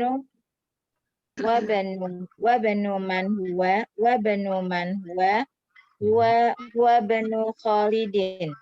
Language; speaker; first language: Arabic; non-native, learner; Indonesian